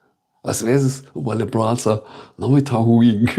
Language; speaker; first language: Portuguese; non-native, learner; German